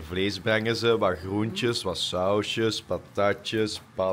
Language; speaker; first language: Dutch; native; Dutch